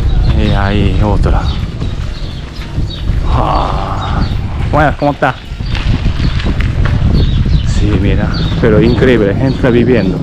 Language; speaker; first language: Spanish; non-native, learner; Japanese